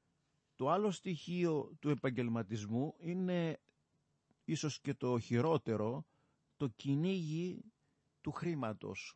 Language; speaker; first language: Greek; native; Greek